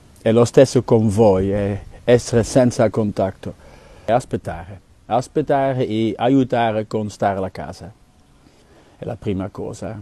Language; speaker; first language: Italian; non-native, learner; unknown